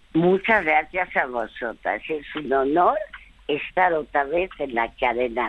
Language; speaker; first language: Spanish; early bilingual, other home language; French